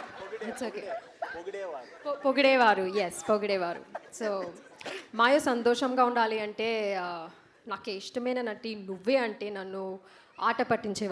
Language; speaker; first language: Telugu; non-native, learner; Malayalam